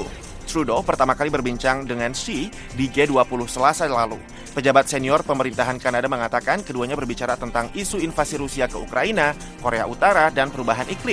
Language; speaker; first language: Indonesian; native; Indonesian